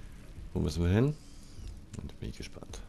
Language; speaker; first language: German; native; German